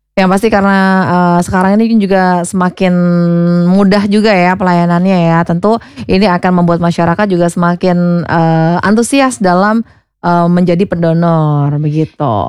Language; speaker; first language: Indonesian; native; Indonesian